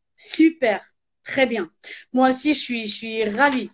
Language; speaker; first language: French; non-native, fluent; Armenian